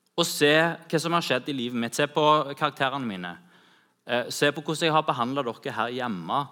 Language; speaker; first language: Norwegian; native; Norwegian